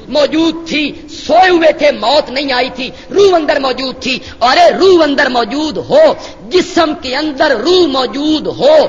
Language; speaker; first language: Urdu; non-native, local second language; Punjabi